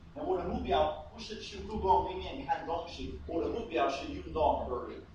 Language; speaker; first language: Chinese; non-native, fluent; English